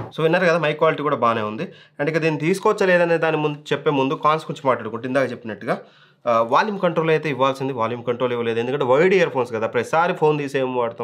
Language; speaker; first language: Telugu; native; Telugu